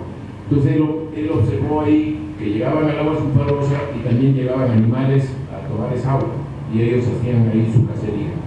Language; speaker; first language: Spanish; native; Spanish